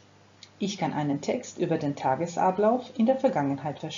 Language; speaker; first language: German; non-native, fluent; Croatian